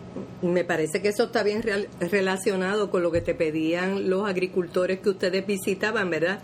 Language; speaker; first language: Spanish; native; Spanish